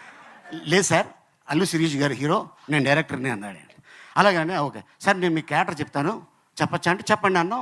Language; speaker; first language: Telugu; native; Telugu